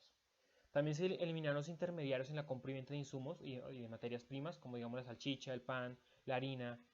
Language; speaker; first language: Spanish; native; Spanish